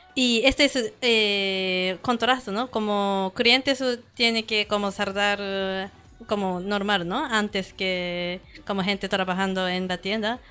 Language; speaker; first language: Spanish; non-native, learner; Japanese